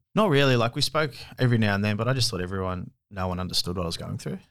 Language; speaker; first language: English; native; English